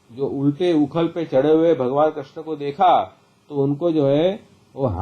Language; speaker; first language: Hindi; non-native, local second language; Gujarati